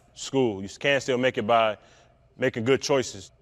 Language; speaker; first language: English; native; English